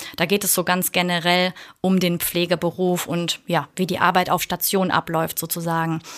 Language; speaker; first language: German; native; German